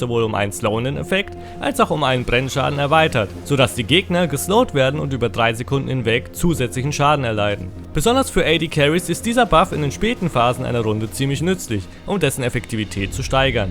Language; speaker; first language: German; native; German